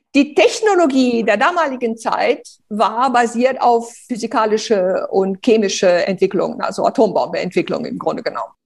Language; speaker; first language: German; early bilingual, other home language; Romanian